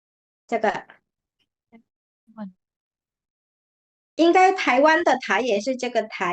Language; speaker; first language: Chinese; non-native, fluent; Indonesian